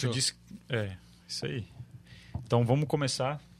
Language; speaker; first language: Portuguese; native; Portuguese